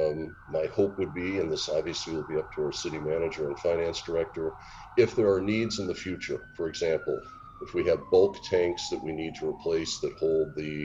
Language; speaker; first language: English; native; English